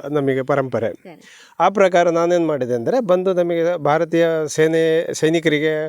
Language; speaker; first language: Kannada; native; Kannada